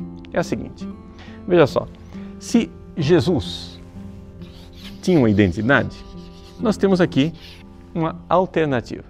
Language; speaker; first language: Portuguese; native; Portuguese